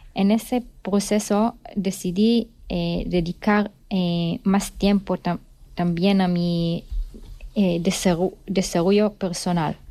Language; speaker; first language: Spanish; non-native, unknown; Hebrew